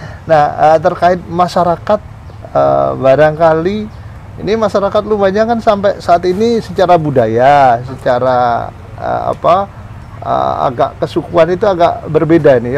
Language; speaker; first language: Indonesian; native; Indonesian